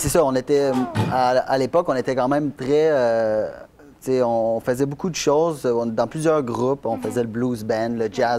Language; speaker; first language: French; native; French